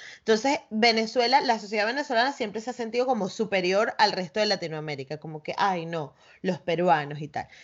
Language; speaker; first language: Spanish; native; Spanish